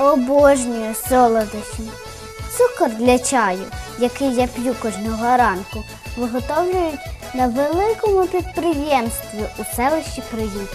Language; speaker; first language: Ukrainian; native; Ukrainian